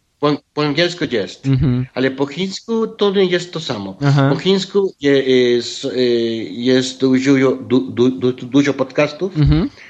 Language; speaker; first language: Polish; non-native, learner; Spanish